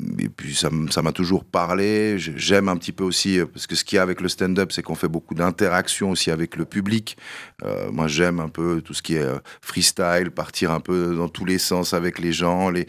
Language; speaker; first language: French; early bilingual, other home language; Kabyle